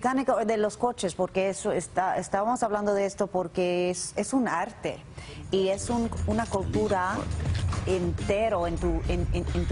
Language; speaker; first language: Spanish; non-native, learner; English